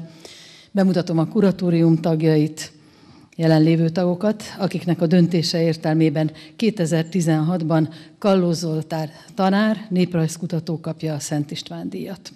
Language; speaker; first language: Hungarian; native; Hungarian